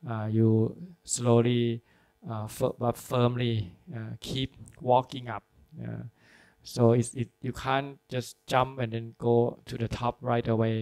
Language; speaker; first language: English; non-native, fluent; Thai